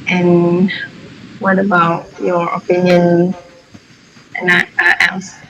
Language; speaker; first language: English; non-native, learner; Malay